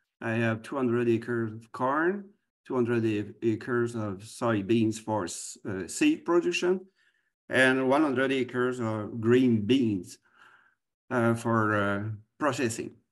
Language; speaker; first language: English; non-native, learner; French